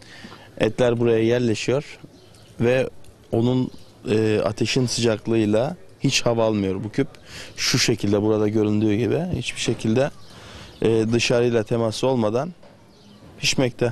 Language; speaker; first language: Turkish; native; Turkish